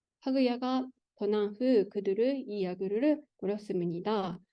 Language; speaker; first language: Korean; non-native, learner; Japanese